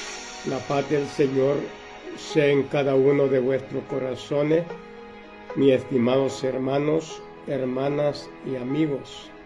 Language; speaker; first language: Spanish; native; Spanish